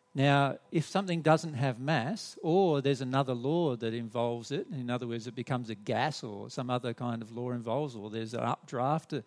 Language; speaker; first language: English; native; English